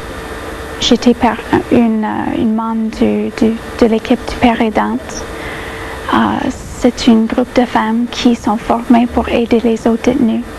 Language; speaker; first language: French; non-native, local second language; English